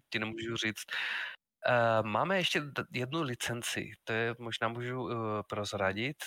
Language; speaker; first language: Czech; non-native, fluent; Spanish